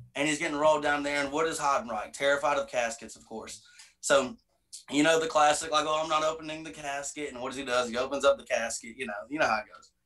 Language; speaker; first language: English; native; English